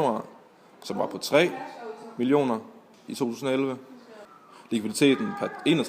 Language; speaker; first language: Danish; native; Danish